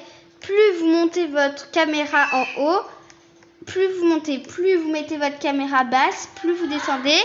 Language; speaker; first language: French; native; French